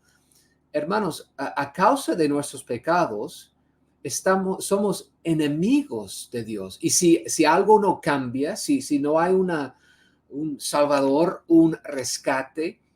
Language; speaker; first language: Spanish; non-native, fluent; English